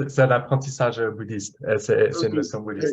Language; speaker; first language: French; non-native, fluent; English